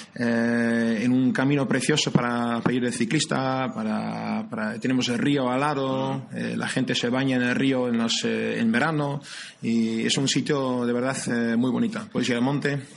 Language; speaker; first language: Spanish; non-native, fluent; Dutch